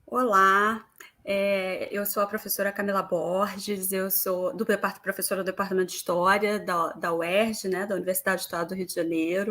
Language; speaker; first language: Portuguese; native; Portuguese